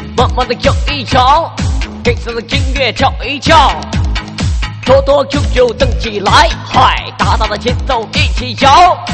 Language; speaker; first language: Chinese; native; Chinese